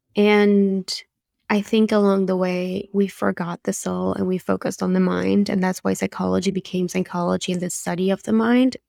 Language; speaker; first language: English; non-native, fluent; Spanish